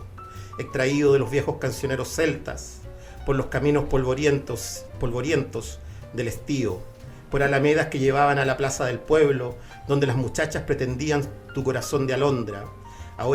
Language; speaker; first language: Spanish; native; Spanish